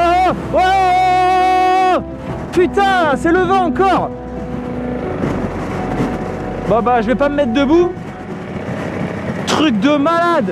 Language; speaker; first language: French; native; French